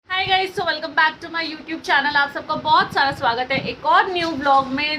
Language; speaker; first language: Hindi; native; Hindi